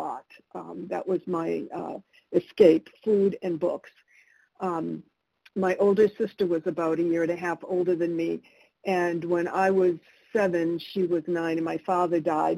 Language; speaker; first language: English; early bilingual, other home language; Italian